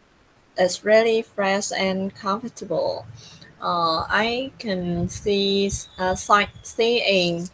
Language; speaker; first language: English; non-native, learner; Vietnamese